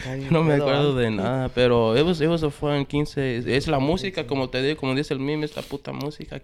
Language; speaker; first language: Spanish; early bilingual, heritage; Spanish